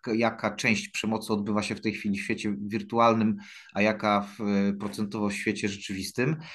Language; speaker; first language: Polish; native; Polish